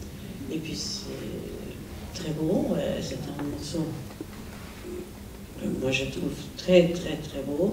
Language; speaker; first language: French; non-native, fluent; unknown